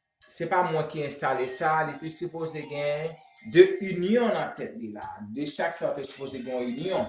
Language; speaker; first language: French; non-native, local second language; Haitian Creole